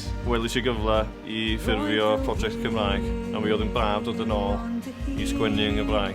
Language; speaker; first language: Welsh; native; Welsh